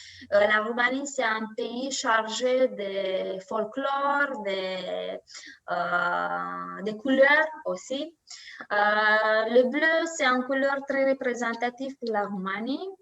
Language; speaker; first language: French; non-native, learner; Romanian